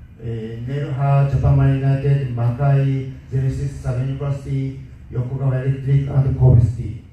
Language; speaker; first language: English; non-native, learner; Japanese